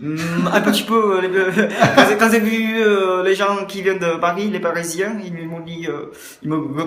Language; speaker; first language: French; non-native, fluent; Vietnamese